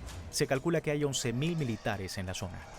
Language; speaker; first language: Spanish; native; Spanish